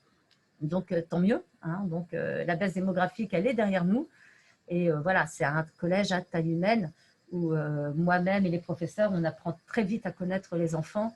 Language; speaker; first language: French; native; French